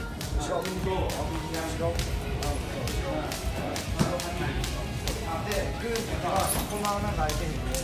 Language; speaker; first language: Japanese; native; Japanese